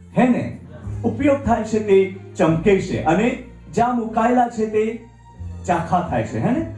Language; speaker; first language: Gujarati; non-native, local second language; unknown